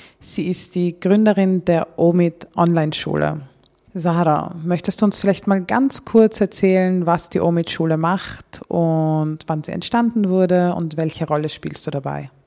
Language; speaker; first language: German; early bilingual, other home language; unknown